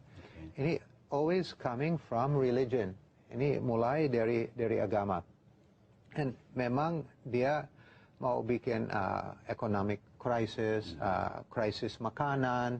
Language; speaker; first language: Indonesian; non-native, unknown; English